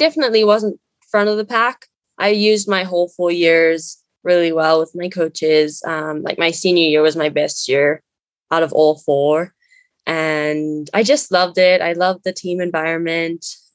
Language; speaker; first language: English; native; English